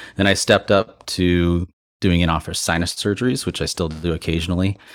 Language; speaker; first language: English; native; English